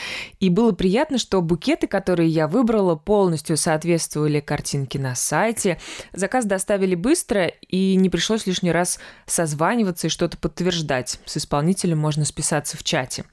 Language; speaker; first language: Russian; native; Russian